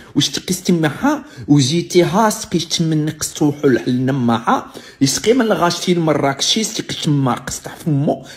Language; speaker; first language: French; non-native, local second language; Arabic